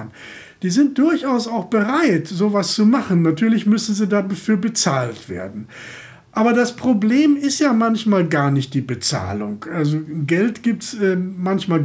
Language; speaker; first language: German; native; German